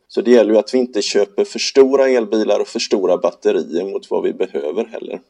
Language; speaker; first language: Swedish; native; Swedish